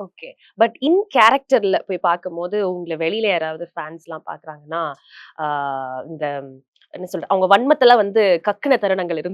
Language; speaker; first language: Tamil; native; Tamil